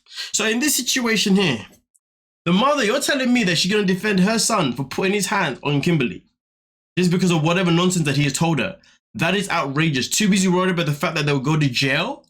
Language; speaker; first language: English; native; English